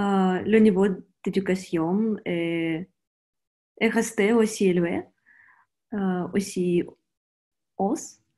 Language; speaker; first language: French; non-native, learner; Russian